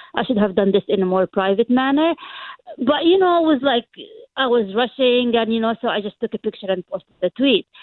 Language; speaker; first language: English; non-native, fluent; Arabic